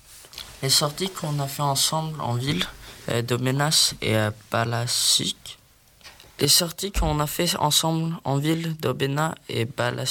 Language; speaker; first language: French; non-native, learner; Swedish